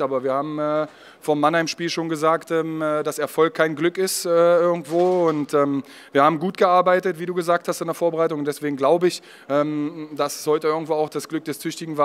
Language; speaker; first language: German; native; German